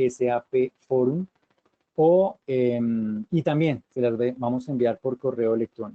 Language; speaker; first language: Spanish; native; Spanish